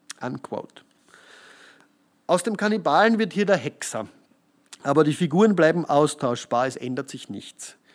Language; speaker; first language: German; native; German